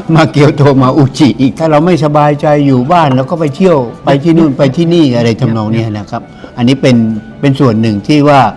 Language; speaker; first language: Thai; native; Thai